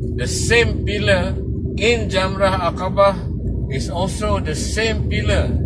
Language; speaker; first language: English; non-native, local second language; Malay